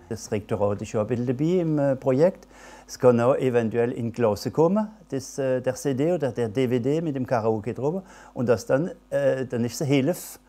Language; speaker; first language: German; non-native, local second language; French